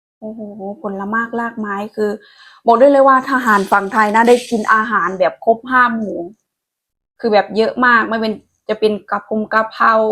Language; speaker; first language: Thai; non-native, local second language; Lao